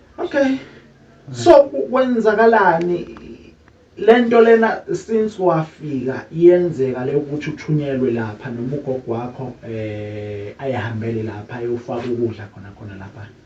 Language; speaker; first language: Zulu; native; Zulu